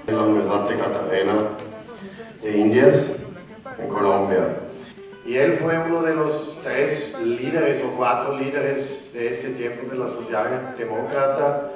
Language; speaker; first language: Spanish; non-native, fluent; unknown